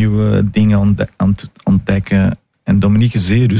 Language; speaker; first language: Dutch; non-native, learner; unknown